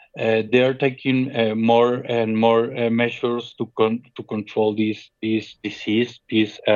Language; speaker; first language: English; non-native, fluent; Spanish